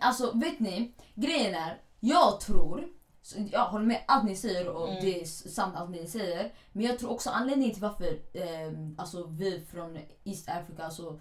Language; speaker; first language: Swedish; early bilingual, other home language; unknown